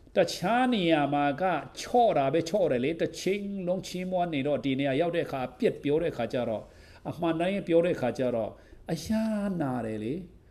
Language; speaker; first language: Burmese; non-native, local second language; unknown